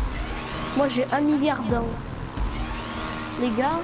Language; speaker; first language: French; native; French